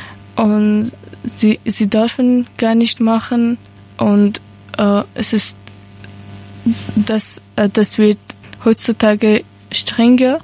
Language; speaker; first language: German; non-native, learner; Persian